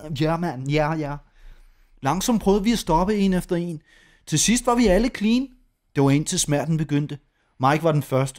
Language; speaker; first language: Danish; native; Danish